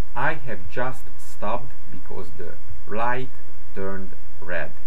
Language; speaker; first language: English; non-native, fluent; Hungarian